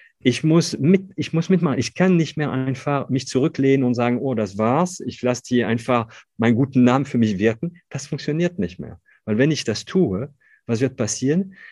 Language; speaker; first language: German; non-native, fluent; French